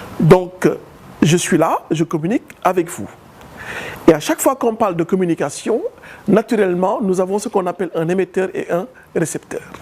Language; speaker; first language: French; non-native, local second language; Wolof